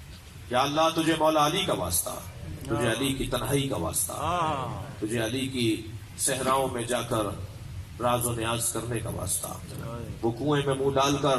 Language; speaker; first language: Urdu; native; Urdu